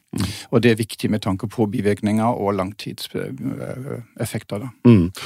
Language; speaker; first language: Norwegian; non-native, fluent; German